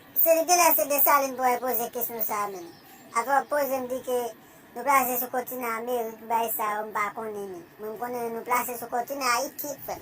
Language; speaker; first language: Haitian Creole; native; Haitian Creole